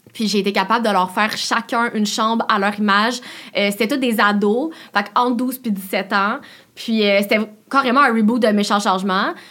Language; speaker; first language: French; native; French